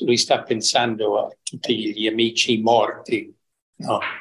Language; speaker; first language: Italian; non-native, fluent; English